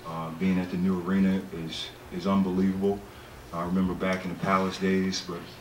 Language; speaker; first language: English; native; English